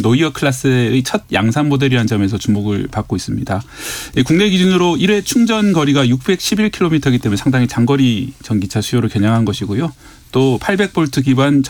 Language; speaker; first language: Korean; native; Korean